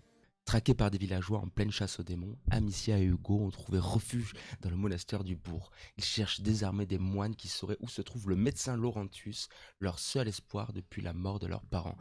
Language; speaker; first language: French; native; French